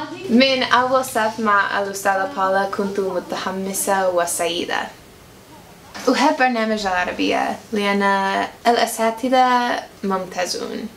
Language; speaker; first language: Arabic; non-native, learner; English